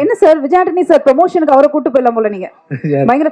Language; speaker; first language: Tamil; native; Tamil